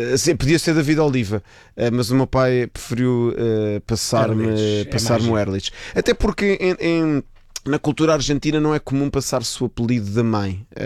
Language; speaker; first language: Portuguese; early bilingual, other home language; Spanish